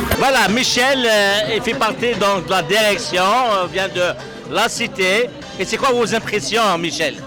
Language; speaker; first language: French; non-native, local second language; Kabyle